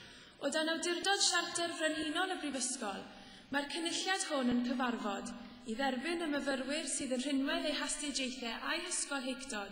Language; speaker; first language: Welsh; native; Welsh